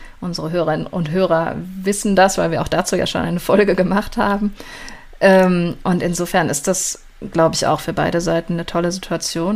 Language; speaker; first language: German; native; German